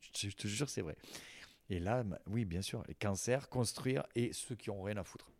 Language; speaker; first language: French; native; French